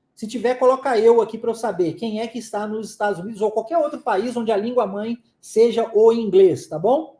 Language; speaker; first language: Portuguese; non-native, fluent; English